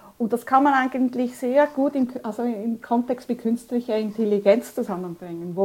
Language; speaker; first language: German; early bilingual, other home language; Spanish